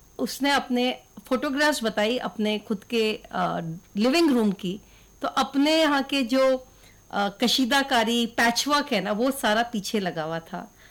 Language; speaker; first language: Hindi; native; Hindi